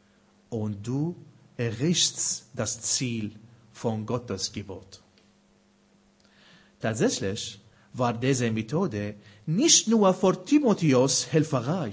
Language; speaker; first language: German; non-native, fluent; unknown